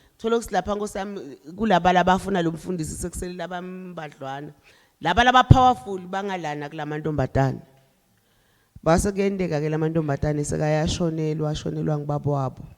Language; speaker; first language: Zulu; non-native, local second language; Swati